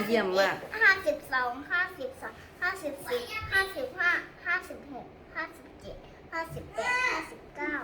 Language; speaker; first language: Thai; native; Thai